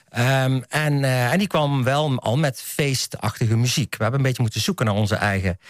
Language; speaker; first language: Dutch; native; Dutch